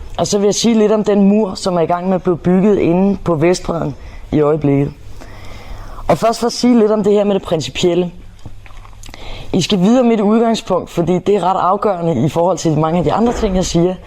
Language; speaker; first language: Danish; native; Danish